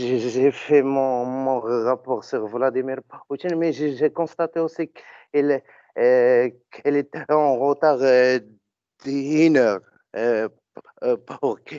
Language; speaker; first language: French; non-native, learner; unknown